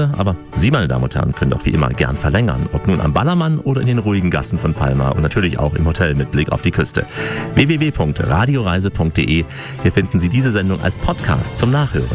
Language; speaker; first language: German; native; German